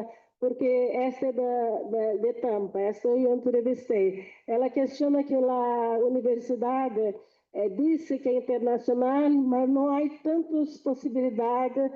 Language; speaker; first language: Portuguese; non-native, fluent; Spanish